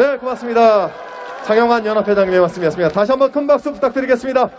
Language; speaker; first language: Korean; native; Korean